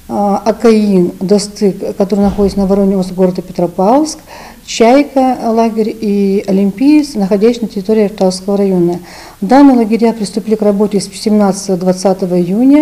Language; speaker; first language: Russian; non-native, local second language; Kazakh